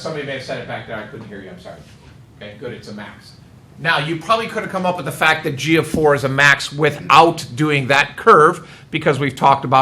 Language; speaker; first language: English; native; English